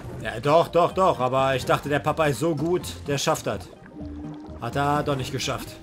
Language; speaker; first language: German; native; German